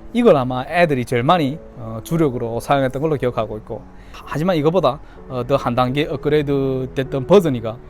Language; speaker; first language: Korean; early bilingual, heritage; Korean